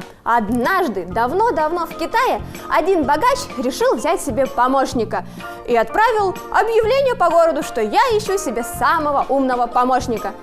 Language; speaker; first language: Russian; native; Russian